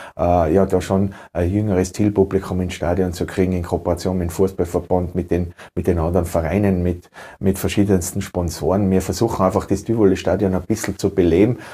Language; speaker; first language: German; native; German